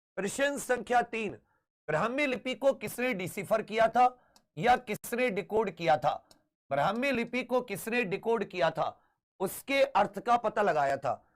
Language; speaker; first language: Hindi; native; Hindi